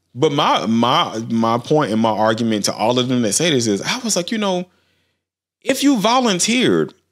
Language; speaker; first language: English; native; English